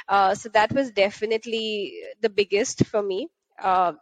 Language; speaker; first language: English; non-native, local second language; Hindi